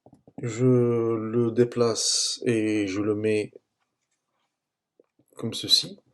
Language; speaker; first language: French; native; French